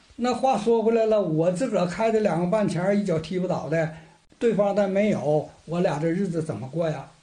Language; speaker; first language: Chinese; native; Chinese